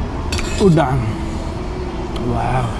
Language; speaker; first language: Indonesian; non-native, fluent; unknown